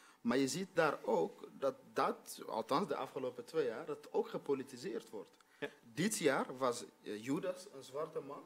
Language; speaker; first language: Dutch; non-native, fluent; Swahili